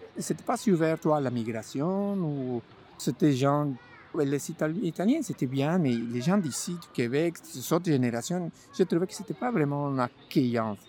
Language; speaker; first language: French; non-native, fluent; Spanish